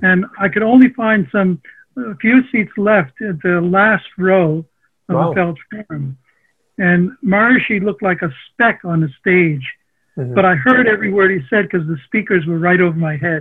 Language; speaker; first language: English; early bilingual, other home language; Armenian